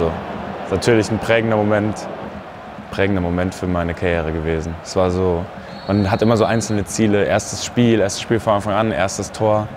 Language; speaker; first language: German; native; German